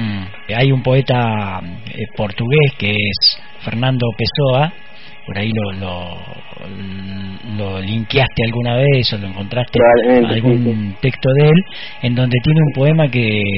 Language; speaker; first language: Spanish; native; Spanish